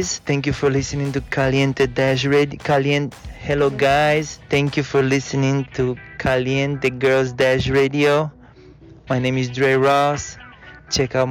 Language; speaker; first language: English; non-native, fluent; Romanian